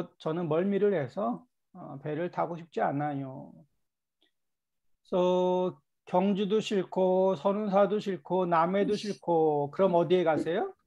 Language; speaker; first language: Korean; native; Korean